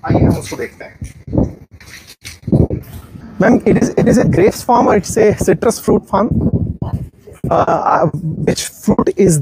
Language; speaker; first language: English; non-native, local second language; Hindi